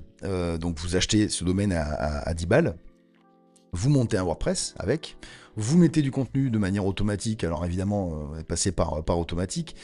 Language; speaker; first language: French; native; French